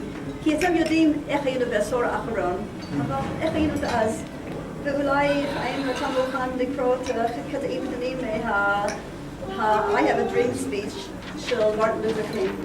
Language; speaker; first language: Hebrew; non-native, fluent; English